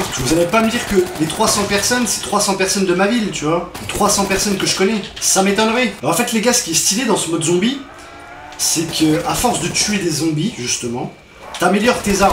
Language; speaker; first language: French; native; French